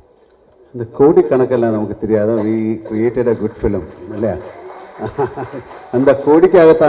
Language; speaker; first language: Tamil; non-native, local second language; Malayalam